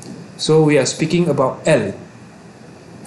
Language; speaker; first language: French; non-native, fluent; Malay